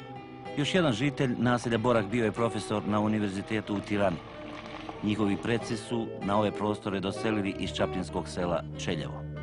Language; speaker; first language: Bosnian; native; Bosnian